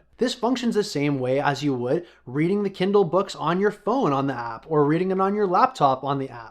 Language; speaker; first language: English; native; English